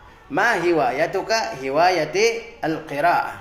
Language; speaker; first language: Arabic; non-native, fluent; Indonesian